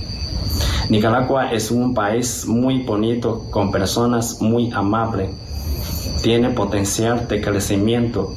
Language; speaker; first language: Spanish; non-native, fluent; Chinese